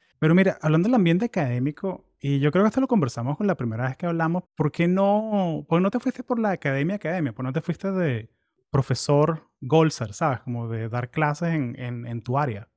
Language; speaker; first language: Spanish; native; Spanish